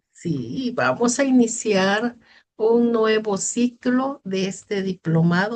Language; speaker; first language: Spanish; native; Spanish